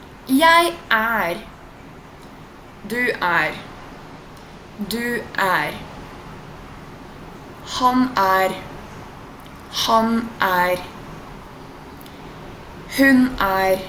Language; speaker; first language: Norwegian; non-native, fluent; Portuguese